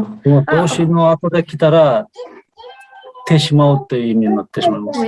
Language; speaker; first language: Japanese; non-native, fluent; Kyrgyz